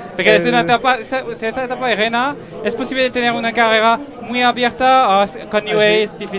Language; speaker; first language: Spanish; non-native, learner; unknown